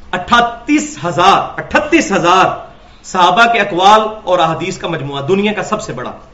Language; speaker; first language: Urdu; non-native, local second language; Punjabi